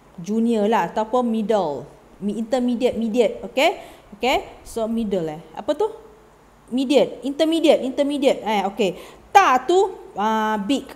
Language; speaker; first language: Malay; native; Malay